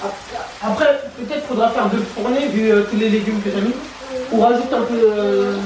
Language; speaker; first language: French; native; French